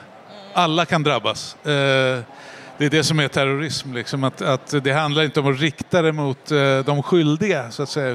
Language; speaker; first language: Swedish; native; Swedish